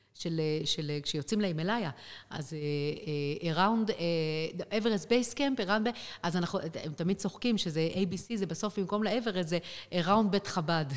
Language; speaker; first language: Hebrew; native; Hebrew